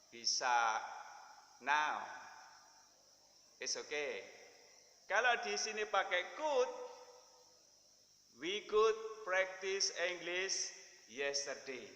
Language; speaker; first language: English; non-native, fluent; Indonesian